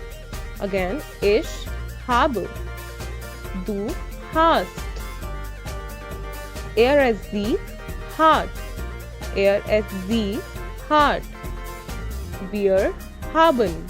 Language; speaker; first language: German; non-native, fluent; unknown